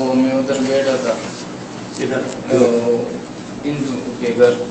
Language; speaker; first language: Hindi; non-native, local second language; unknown